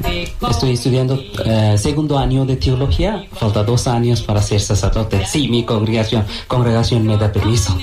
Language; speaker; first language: Spanish; non-native, learner; Bangla